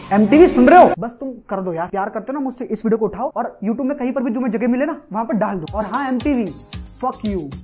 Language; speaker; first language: Hindi; native; Hindi